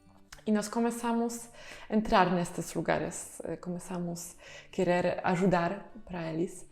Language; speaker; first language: Portuguese; non-native, fluent; Polish